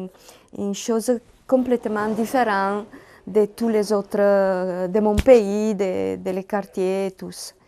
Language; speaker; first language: French; non-native, learner; Italian